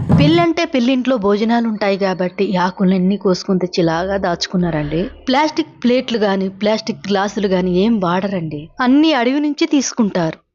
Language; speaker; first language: Telugu; non-native, local second language; Koya